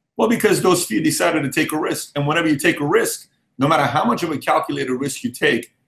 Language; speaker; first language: English; early bilingual, other home language; Persian